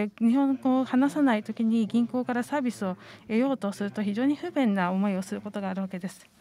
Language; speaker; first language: Japanese; non-native, fluent; Estonian